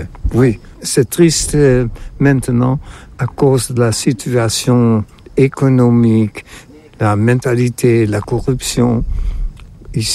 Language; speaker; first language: French; non-native, fluent; Dutch